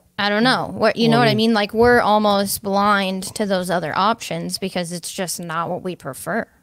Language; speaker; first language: English; native; English